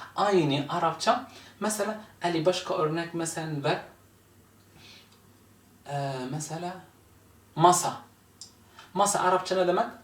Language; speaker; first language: Turkish; non-native, fluent; Arabic